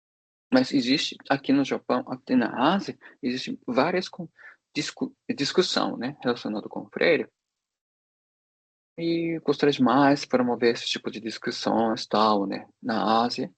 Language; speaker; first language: Portuguese; non-native, fluent; Japanese